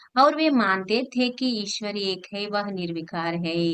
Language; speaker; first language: Hindi; non-native, local second language; Telugu